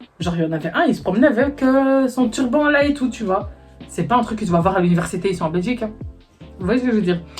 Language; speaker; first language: French; native; French